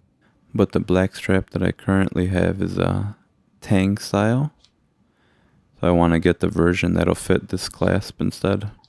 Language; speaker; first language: English; native; English